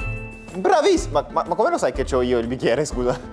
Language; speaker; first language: Italian; non-native, fluent; French